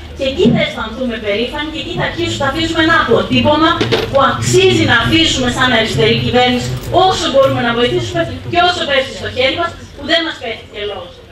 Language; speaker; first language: Greek; native; Greek